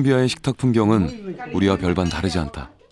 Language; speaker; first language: Korean; native; Korean